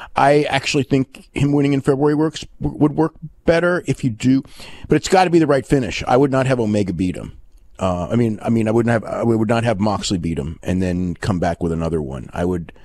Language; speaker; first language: English; native; English